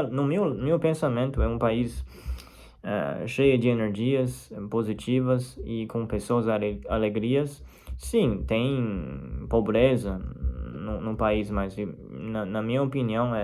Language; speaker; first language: Portuguese; non-native, fluent; Chinese